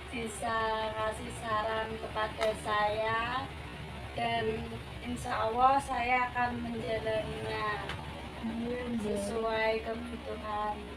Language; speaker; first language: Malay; non-native, local second language; Javanese